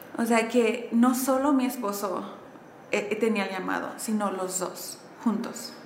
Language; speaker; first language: Spanish; early bilingual, heritage; Spanish